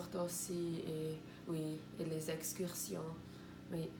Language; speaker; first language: French; non-native, learner; Croatian